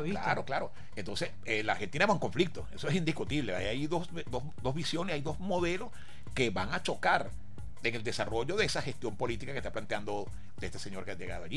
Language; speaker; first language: Spanish; native; Spanish